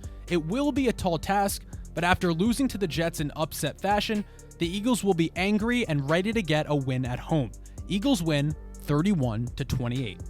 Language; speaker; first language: English; native; English